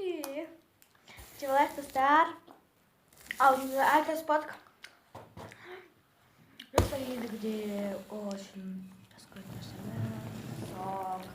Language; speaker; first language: Russian; non-native, local second language; Kazakh